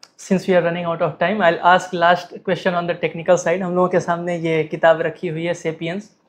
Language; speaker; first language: Hindi; native; Hindi